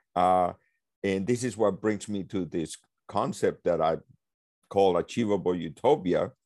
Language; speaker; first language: English; early bilingual, other home language; Spanish